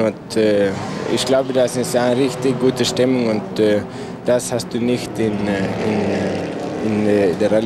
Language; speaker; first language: German; non-native, learner; Swedish